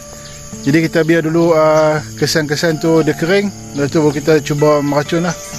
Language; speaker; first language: Malay; native; Malay